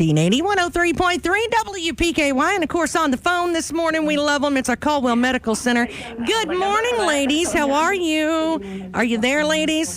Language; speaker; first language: English; native; English